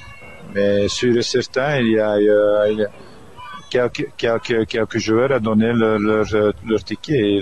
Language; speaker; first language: French; non-native, fluent; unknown